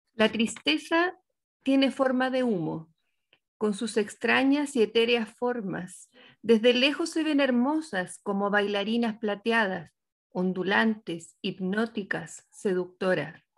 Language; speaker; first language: Spanish; native; Spanish